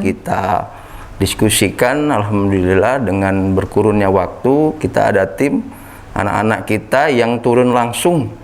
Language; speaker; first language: Indonesian; native; Indonesian